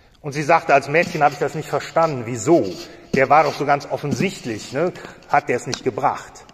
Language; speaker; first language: German; native; German